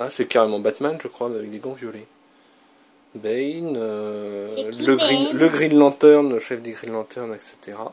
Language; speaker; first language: French; native; French